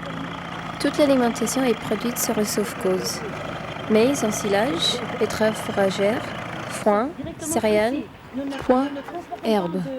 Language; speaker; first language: French; native; French